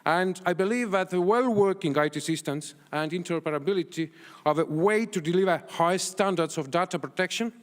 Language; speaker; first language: English; non-native, fluent; Estonian